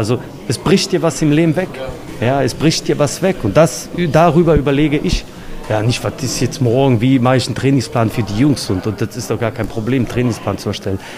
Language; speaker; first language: German; non-native, fluent; Bosnian